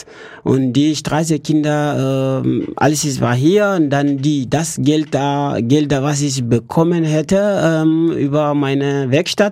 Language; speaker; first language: German; non-native, learner; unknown